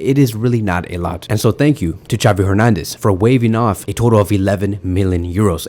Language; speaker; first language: English; native; English